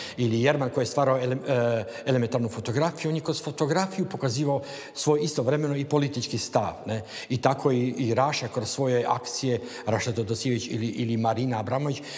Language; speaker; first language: Croatian; native; Croatian